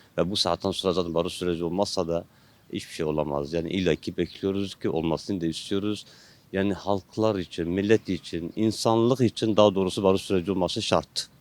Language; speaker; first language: Turkish; non-native, local second language; Kurdish